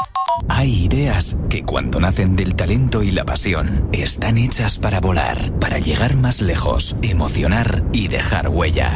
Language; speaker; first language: Spanish; native; Spanish